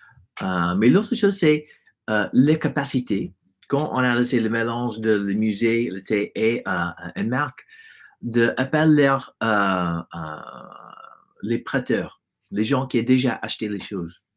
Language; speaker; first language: French; non-native, fluent; English